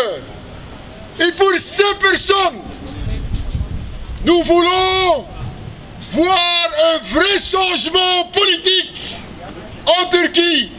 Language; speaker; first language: French; non-native, local second language; Dutch